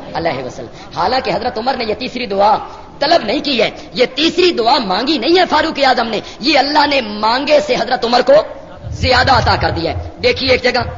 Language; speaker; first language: Urdu; non-native, local second language; Punjabi